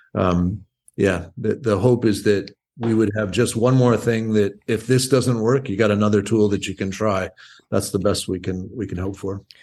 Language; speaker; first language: English; native; English